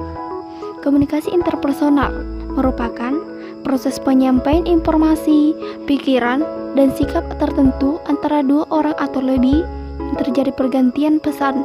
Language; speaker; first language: Indonesian; native; Indonesian